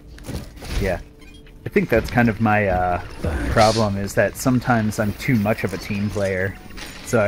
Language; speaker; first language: English; native; English